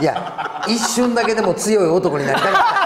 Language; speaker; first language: Japanese; native; Japanese